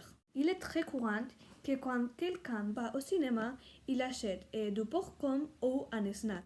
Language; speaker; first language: French; non-native, learner; Spanish